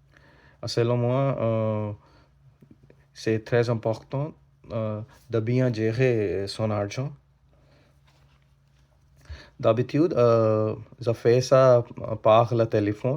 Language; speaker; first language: French; non-native, learner; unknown